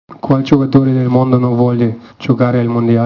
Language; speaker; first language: Italian; non-native, learner; German